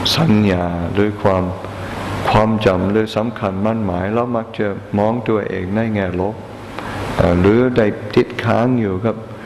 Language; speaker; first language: Thai; non-native, fluent; English